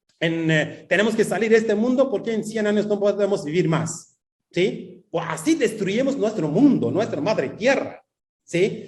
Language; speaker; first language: Spanish; non-native, fluent; Kurdish